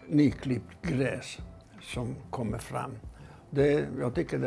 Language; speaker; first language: Swedish; non-native, fluent; Italian